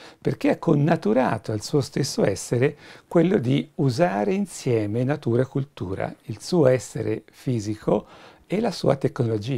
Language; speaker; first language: Italian; native; Italian